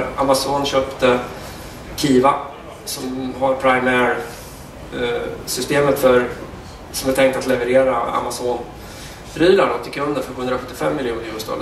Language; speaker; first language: Swedish; native; Swedish